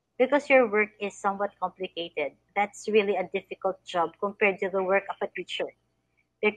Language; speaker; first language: English; non-native, fluent; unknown